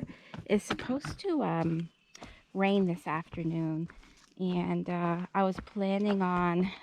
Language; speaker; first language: English; native; English